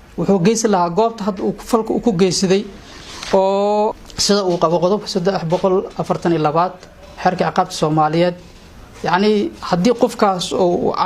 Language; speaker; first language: Somali; native; Somali